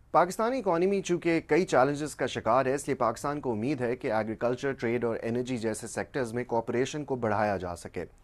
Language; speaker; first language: Urdu; native; Urdu